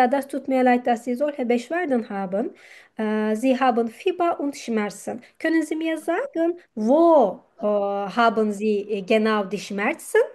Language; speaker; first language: German; non-native, learner; Turkish